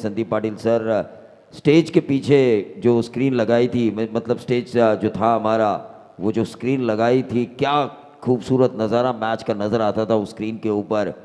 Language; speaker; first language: Hindi; non-native, local second language; Marathi